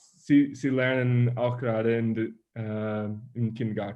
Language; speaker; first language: German; non-native, learner; English